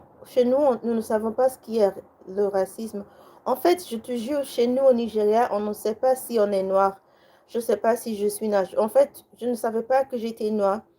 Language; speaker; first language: French; non-native, learner; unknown